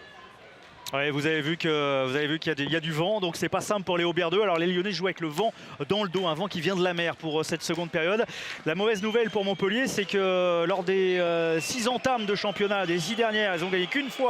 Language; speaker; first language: French; native; French